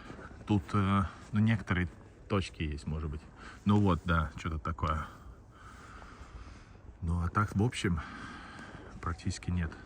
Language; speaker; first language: Russian; early bilingual, heritage; Russian